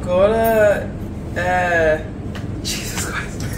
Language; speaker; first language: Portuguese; non-native, learner; English